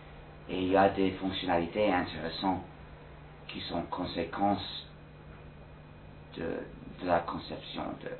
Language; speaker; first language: French; non-native, fluent; English